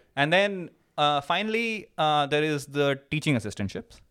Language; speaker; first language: English; non-native, local second language; Hindi